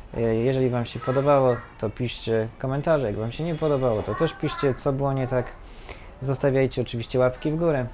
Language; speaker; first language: Polish; native; Polish